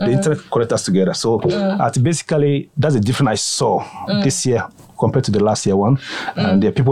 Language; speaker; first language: English; non-native, local second language; Akan